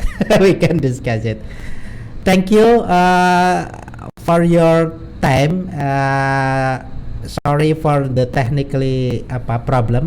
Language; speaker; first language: English; non-native, learner; Indonesian